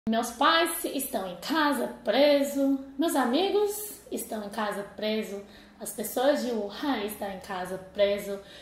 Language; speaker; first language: Portuguese; non-native, fluent; Chinese